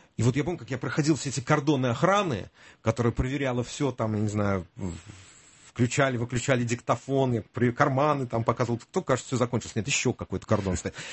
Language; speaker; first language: Russian; native; Russian